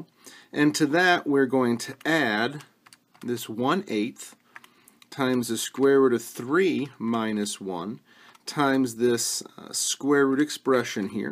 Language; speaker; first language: English; native; English